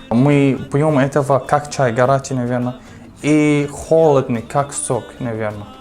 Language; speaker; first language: Russian; non-native, learner; Arabic